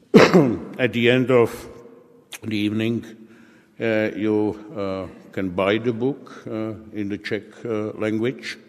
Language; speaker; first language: English; non-native, fluent; Czech